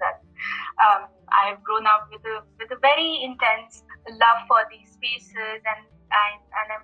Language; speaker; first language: English; non-native, local second language; Bangla